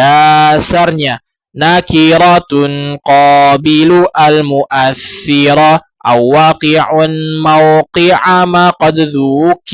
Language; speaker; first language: Arabic; non-native, fluent; Indonesian